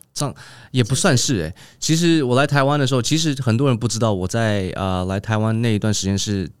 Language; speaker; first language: Chinese; early bilingual, heritage; Chinese